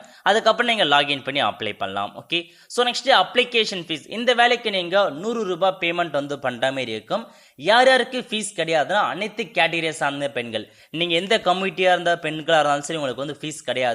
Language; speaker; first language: Tamil; native; Tamil